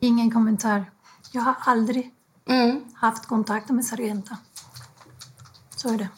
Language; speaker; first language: Swedish; non-native, fluent; Spanish